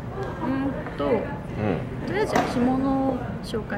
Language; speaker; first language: Japanese; native; Japanese